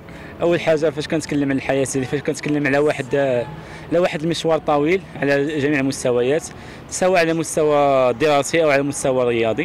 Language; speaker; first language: Arabic; native; Arabic